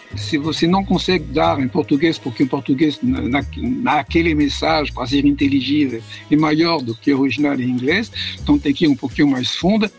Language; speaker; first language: Portuguese; non-native, fluent; French